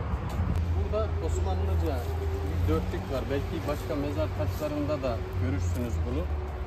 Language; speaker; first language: Turkish; native; Turkish